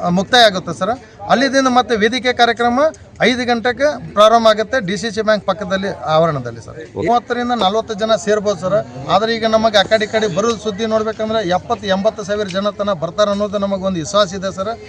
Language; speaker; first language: Kannada; non-native, local second language; Lambadi